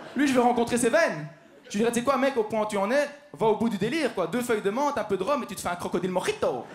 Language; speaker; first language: French; native; French